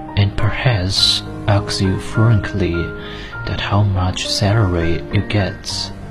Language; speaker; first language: English; non-native, learner; Chinese